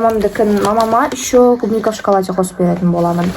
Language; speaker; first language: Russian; non-native, local second language; Kazakh